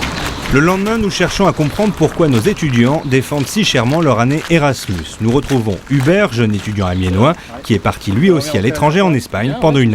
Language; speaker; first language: French; native; French